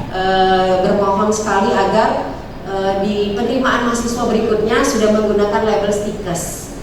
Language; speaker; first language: Indonesian; native; Indonesian